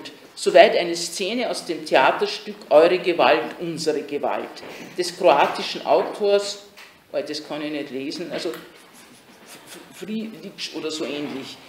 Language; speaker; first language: German; native; German